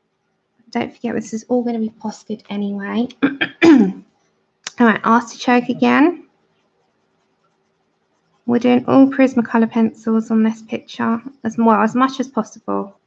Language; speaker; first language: English; native; English